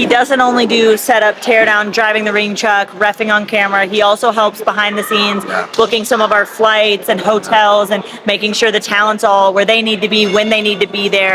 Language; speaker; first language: English; native; English